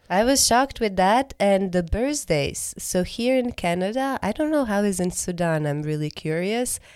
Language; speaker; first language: English; non-native, fluent; Croatian